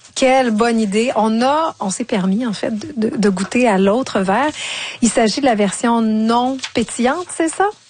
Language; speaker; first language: French; native; French